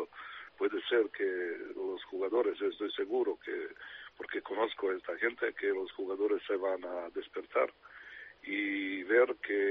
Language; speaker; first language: Spanish; non-native, fluent; Serbian